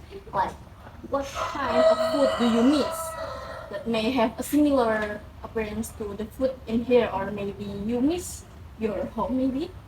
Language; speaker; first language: English; non-native, learner; Indonesian